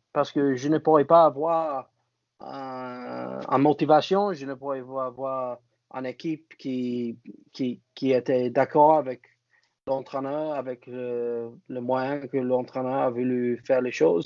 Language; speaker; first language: French; non-native, fluent; English